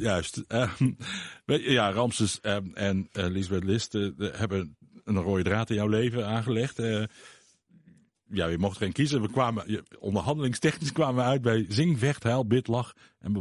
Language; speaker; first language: Dutch; native; Dutch